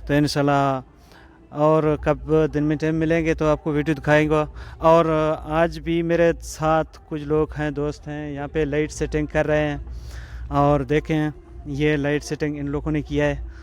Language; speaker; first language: Hindi; non-native, local second language; Baluchi